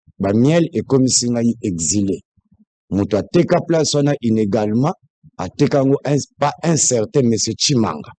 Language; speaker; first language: Lingala; non-native, local second language; Kongo